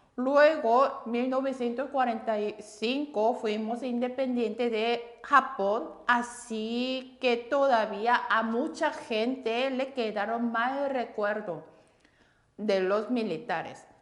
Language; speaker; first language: Spanish; non-native, fluent; Korean